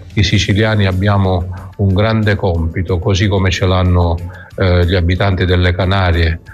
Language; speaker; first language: Italian; native; Italian